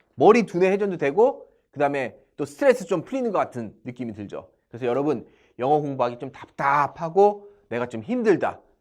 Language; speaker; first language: Korean; native; Korean